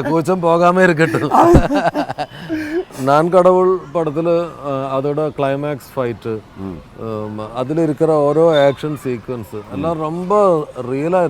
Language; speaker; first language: Tamil; non-native, fluent; Malayalam